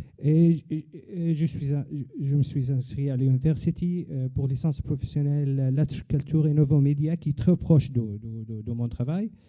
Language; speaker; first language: French; non-native, learner; Arabic